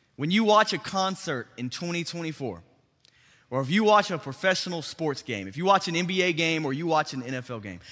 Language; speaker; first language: English; native; English